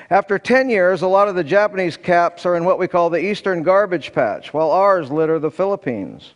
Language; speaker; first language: English; native; English